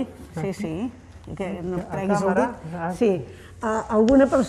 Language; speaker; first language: Catalan; native; Catalan